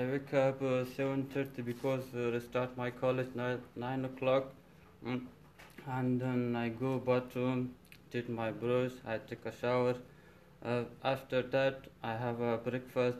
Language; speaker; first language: English; non-native, learner; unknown